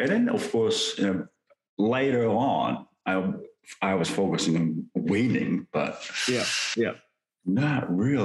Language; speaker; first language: English; non-native, fluent; Japanese